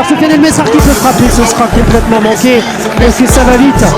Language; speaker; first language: French; native; French